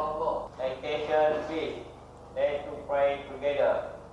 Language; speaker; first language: English; non-native, learner; Indonesian